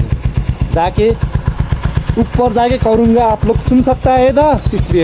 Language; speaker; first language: Hindi; non-native, learner; Nepali